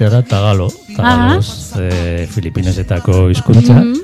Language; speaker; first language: Basque; non-native, local second language; Spanish